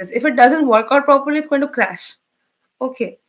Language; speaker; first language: English; non-native, local second language; Bangla